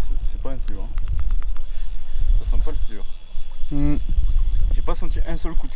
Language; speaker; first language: French; native; French